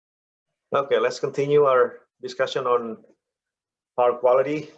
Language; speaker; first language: English; non-native, fluent; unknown